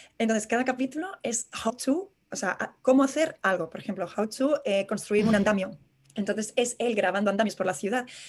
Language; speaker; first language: Spanish; native; Spanish